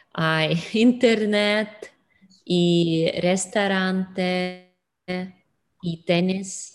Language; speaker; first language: Spanish; non-native, learner; English